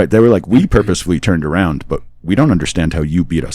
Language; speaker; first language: English; native; English